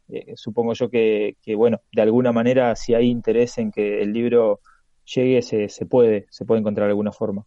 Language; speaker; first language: Spanish; native; Spanish